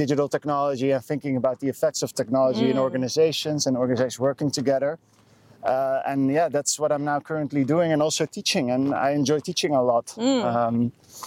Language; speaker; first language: English; non-native, fluent; Dutch